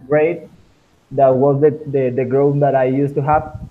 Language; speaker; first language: English; non-native, learner; Spanish